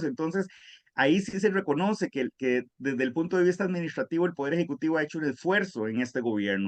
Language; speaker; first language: Spanish; native; Spanish